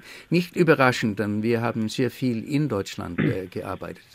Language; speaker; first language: German; non-native, fluent; Faroese